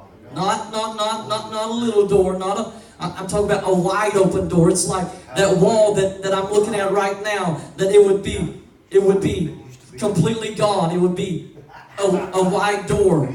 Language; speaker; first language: English; native; English